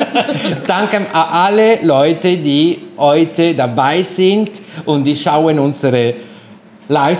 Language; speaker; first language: German; non-native, fluent; Italian